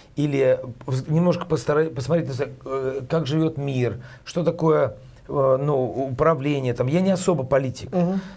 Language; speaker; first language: Russian; native; Russian